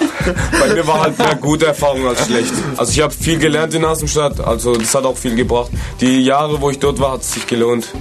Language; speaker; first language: German; native; German